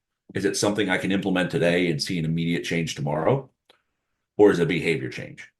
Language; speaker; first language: English; native; English